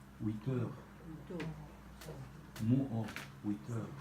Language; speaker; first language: French; non-native, learner; Arabic